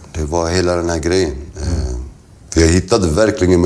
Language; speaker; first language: Swedish; early bilingual, other home language; Kurdish